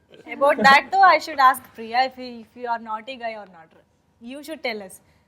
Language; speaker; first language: English; non-native, local second language; Telugu